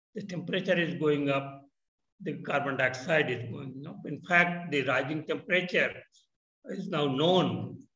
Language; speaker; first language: English; non-native, local second language; Hindi